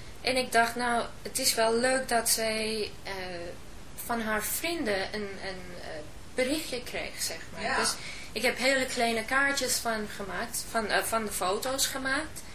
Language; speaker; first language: Dutch; non-native, fluent; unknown